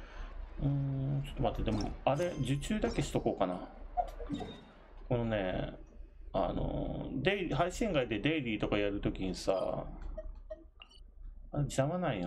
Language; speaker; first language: Japanese; native; Japanese